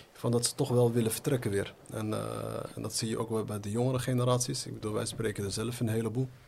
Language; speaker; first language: Dutch; native; Dutch